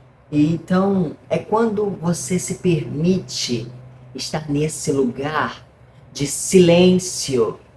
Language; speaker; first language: Portuguese; native; Portuguese